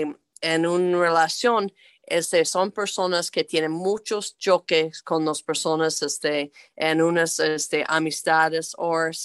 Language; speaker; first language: Spanish; non-native, fluent; English